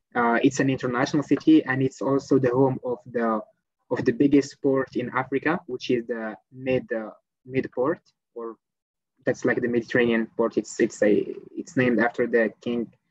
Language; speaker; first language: English; non-native, fluent; Arabic